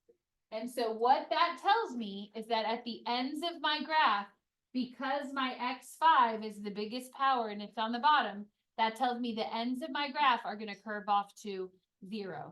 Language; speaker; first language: English; native; English